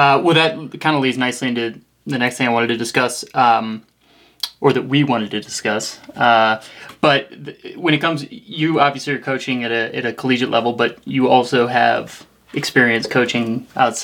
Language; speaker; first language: English; native; English